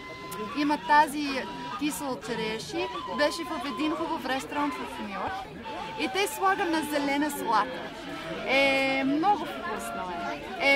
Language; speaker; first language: Bulgarian; non-native, learner; English